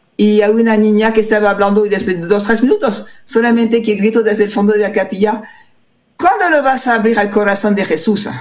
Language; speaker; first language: Spanish; non-native, fluent; French